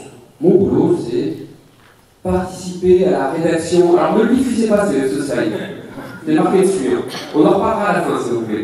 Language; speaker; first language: French; native; French